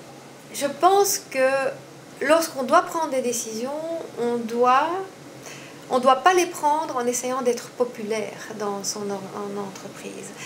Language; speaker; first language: French; native; French